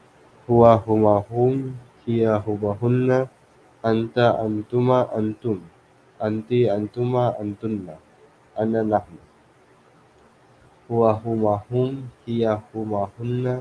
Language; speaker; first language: Arabic; non-native, learner; Filipino